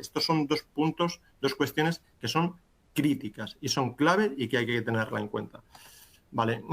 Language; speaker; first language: Spanish; native; Spanish